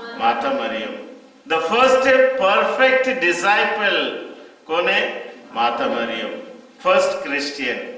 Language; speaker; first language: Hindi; non-native, local second language; Tamil